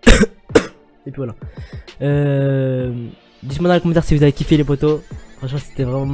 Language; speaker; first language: French; native; French